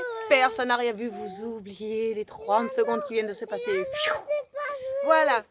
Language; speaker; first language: French; native; French